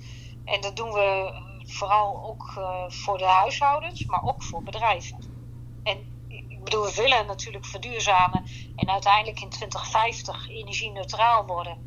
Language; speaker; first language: Dutch; native; Dutch